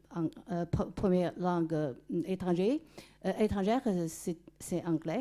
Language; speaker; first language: French; non-native, fluent; Chinese